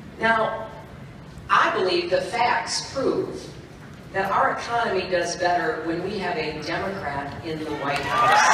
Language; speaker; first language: English; native; English